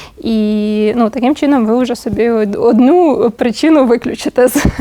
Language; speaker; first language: Ukrainian; native; Ukrainian